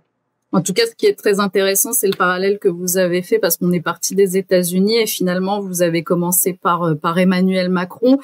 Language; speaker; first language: French; native; French